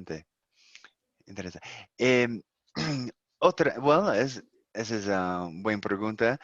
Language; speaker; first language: Spanish; non-native, learner; English